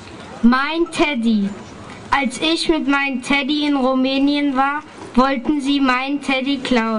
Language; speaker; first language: German; early bilingual, other home language; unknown